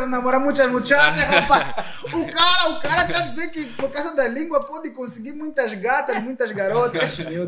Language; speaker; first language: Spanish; non-native, learner; Portuguese